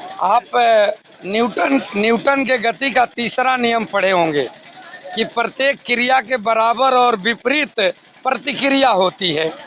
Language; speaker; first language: Hindi; native; Hindi